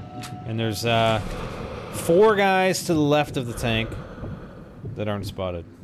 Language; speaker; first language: English; native; English